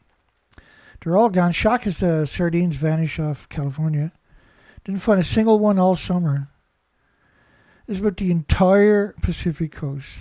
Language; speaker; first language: English; native; English